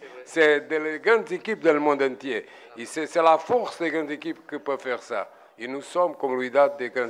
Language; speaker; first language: French; non-native, learner; Portuguese